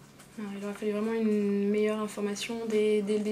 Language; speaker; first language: French; native; French